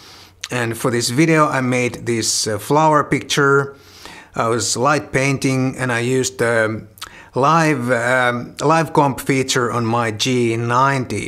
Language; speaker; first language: English; non-native, fluent; Finnish